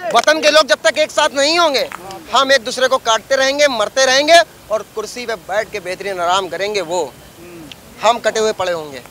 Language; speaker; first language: Hindi; native; Hindi